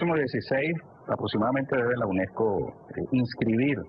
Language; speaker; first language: Spanish; native; Spanish